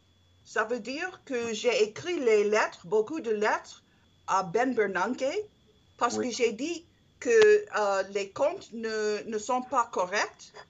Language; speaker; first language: French; non-native, learner; English